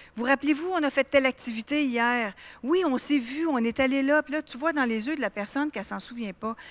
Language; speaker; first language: French; native; French